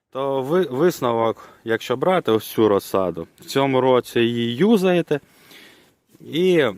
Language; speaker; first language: Ukrainian; non-native, local second language; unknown